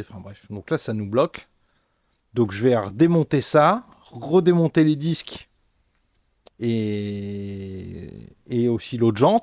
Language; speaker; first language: French; native; French